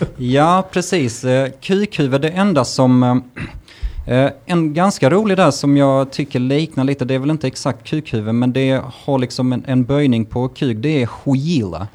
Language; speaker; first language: Swedish; early bilingual, other home language; Russian